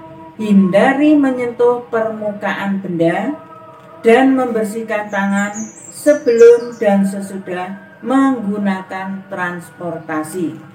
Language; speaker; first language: Indonesian; native; Indonesian